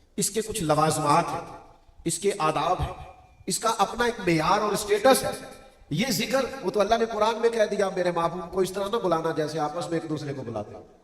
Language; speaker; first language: Urdu; non-native, local second language; Punjabi